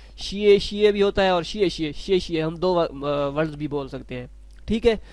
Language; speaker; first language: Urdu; non-native, local second language; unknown